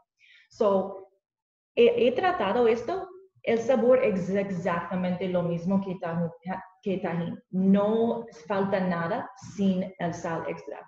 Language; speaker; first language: Spanish; non-native, learner; English